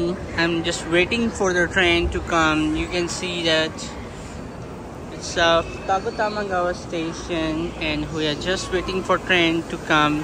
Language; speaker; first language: English; non-native, local second language; Urdu